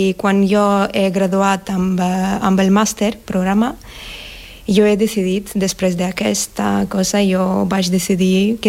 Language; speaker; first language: Catalan; non-native, learner; Russian